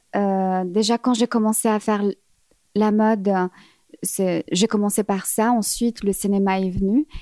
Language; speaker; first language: French; early bilingual, other home language; Arabic